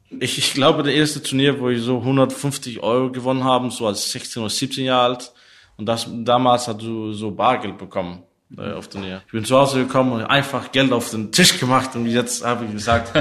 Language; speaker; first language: German; non-native, learner; Danish